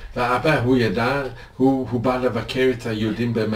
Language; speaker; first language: Hebrew; non-native, learner; English